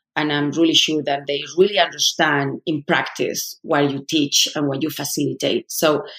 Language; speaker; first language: English; non-native, fluent; Spanish